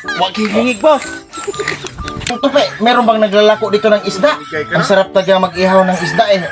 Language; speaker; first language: Filipino; non-native, local second language; Cebuano